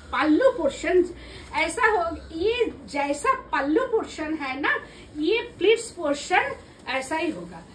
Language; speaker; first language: Hindi; non-native, local second language; Bangla